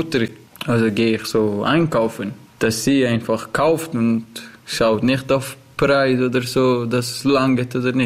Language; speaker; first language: German; non-native, learner; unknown